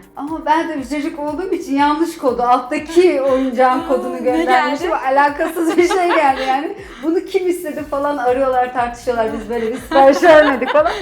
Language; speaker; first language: Turkish; early bilingual, heritage; Turkish